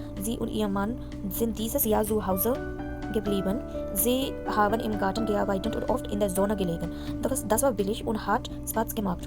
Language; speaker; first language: German; non-native, fluent; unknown